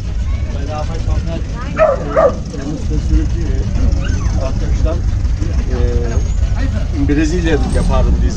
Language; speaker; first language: German; non-native, learner; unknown